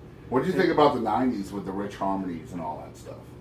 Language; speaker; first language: English; native; English